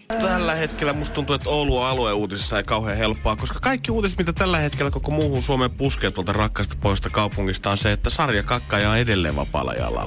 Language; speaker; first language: Finnish; native; Finnish